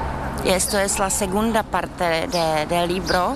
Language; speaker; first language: Spanish; non-native, fluent; Czech